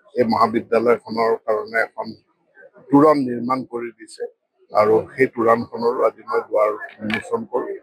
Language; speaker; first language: Assamese; non-native, local second language; Mising